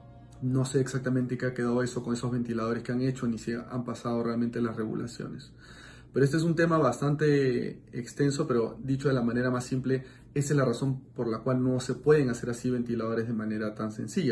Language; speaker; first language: Spanish; native; Spanish